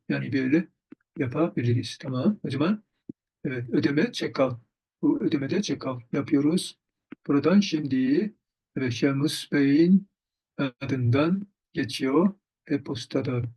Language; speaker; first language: Turkish; non-native, fluent; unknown